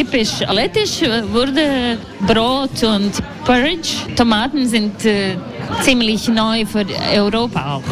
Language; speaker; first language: German; non-native, learner; Latvian